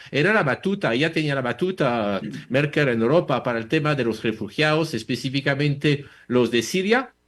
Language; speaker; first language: Spanish; non-native, fluent; French